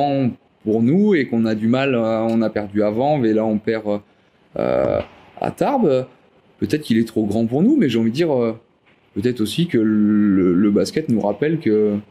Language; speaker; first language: French; native; French